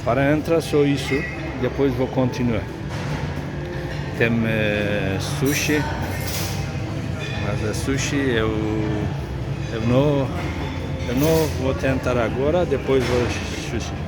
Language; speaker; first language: Portuguese; non-native, learner; Turkish